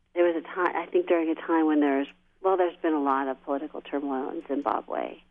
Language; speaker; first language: English; native; English